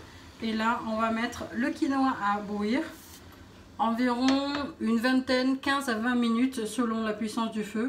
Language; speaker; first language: French; native; French